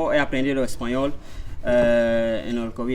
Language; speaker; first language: Spanish; non-native, learner; Portuguese